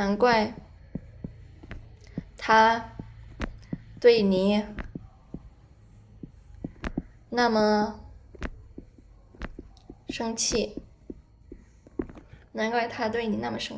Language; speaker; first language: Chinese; non-native, fluent; Indonesian